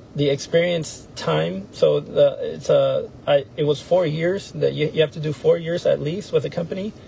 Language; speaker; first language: English; native; English